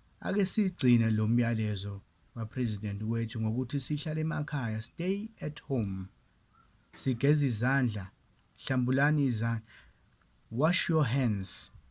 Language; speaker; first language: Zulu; native; Zulu